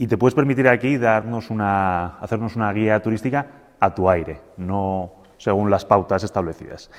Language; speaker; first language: Spanish; native; Spanish